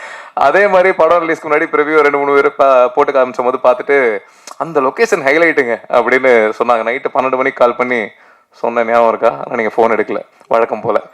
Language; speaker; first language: Tamil; native; Tamil